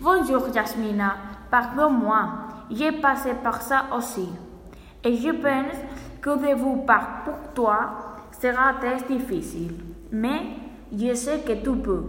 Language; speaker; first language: French; non-native, learner; Spanish